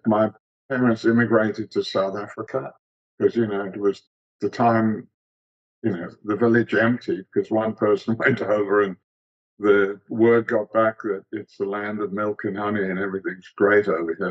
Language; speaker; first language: English; early bilingual, other home language; Greek